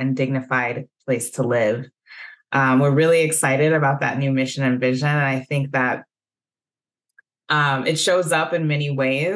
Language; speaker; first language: English; native; English